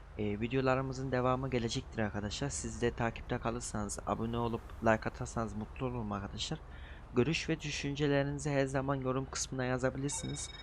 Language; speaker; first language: Turkish; native; Turkish